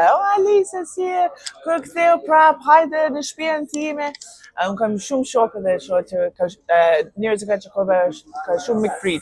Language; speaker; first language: Albanian; non-native, learner; English